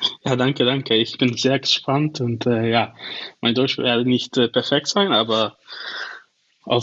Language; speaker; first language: German; non-native, learner; Dutch